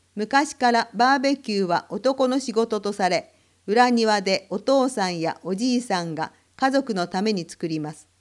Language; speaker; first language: Japanese; non-native, fluent; English